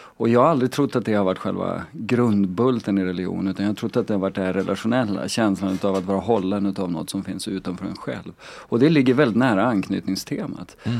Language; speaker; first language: Swedish; native; Swedish